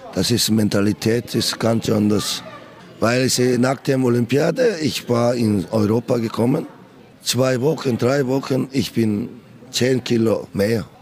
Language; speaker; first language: German; non-native, learner; Korean